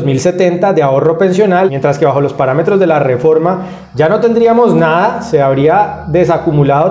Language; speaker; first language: Spanish; native; Spanish